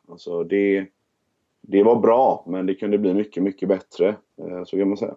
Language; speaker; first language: Swedish; native; Swedish